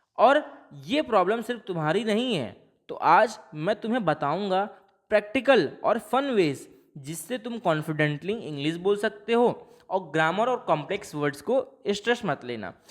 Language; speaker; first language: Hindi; non-native, local second language; Bhojpuri